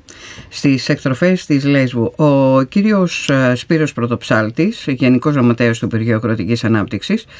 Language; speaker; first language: Greek; native; Greek